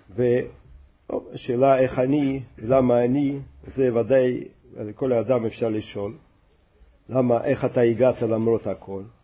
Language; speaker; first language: Hebrew; non-native, fluent; Russian